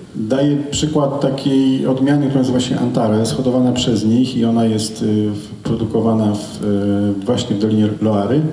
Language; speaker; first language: Polish; native; Polish